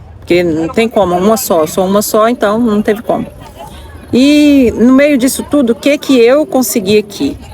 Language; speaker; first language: Portuguese; native; Portuguese